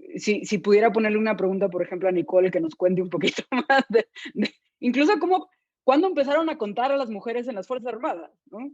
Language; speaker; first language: Spanish; native; Spanish